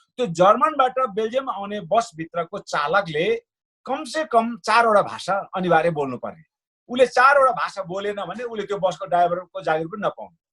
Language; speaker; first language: Nepali; non-native, local second language; Sherpa